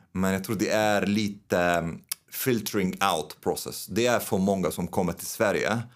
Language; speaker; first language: Swedish; non-native, fluent; Arabic